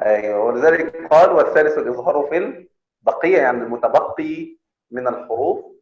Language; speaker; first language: Arabic; native; Arabic